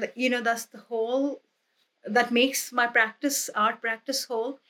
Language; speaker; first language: English; non-native, local second language; Hindi